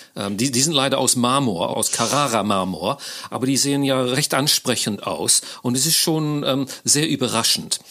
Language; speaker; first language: German; non-native, fluent; English